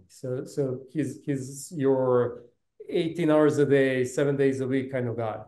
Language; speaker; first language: English; non-native, fluent; Bosnian